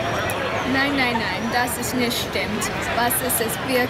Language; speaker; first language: German; non-native, learner; English